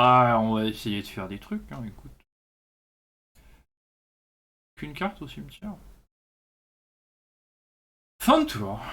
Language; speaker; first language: French; native; French